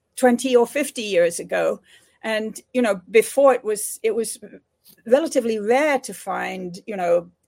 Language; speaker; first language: English; native; English